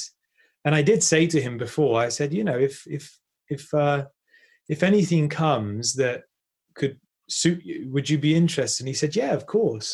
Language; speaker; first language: English; native; English